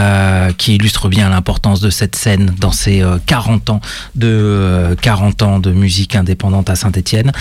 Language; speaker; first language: French; native; French